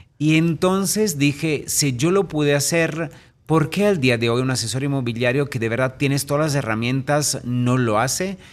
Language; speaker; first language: Spanish; non-native, fluent; Italian